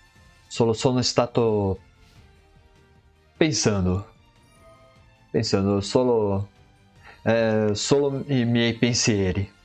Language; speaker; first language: Italian; non-native, learner; Portuguese